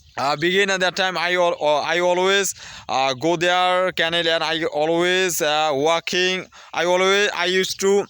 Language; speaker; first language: English; non-native, learner; Bangla